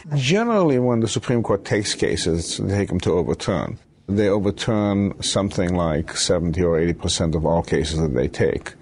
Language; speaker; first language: English; early bilingual, other home language; Romanian